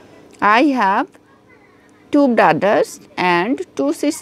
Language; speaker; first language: English; non-native, fluent; Bangla